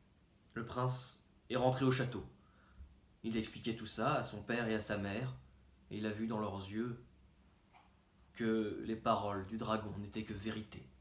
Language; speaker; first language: French; native; French